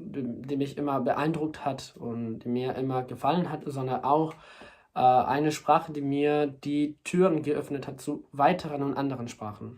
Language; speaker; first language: German; non-native, fluent; Spanish